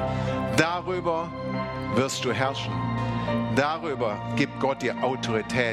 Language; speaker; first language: German; native; German